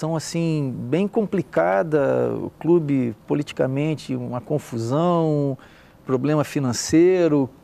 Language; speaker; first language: Portuguese; native; Portuguese